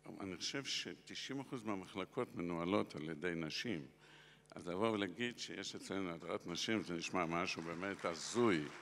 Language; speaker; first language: Hebrew; non-native, local second language; Yiddish